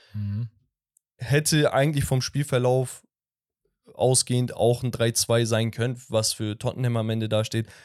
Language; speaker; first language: German; early bilingual, other home language; Turkish